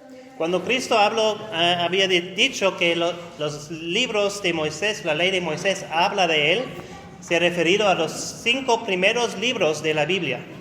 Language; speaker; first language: Spanish; non-native, fluent; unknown